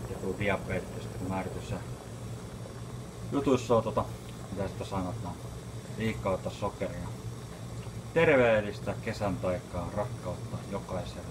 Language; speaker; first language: Finnish; native; Finnish